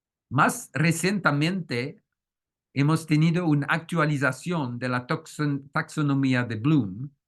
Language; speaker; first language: Spanish; non-native, fluent; French